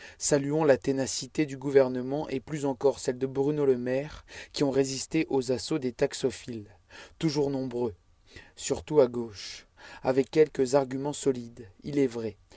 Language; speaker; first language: French; native; French